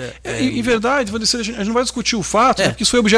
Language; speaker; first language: Portuguese; native; Portuguese